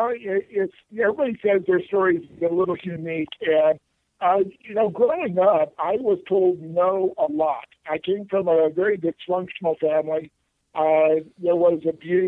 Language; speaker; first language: English; native; English